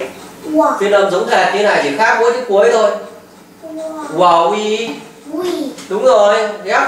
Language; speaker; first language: Vietnamese; native; Vietnamese